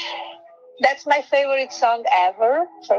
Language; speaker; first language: English; non-native, fluent; Italian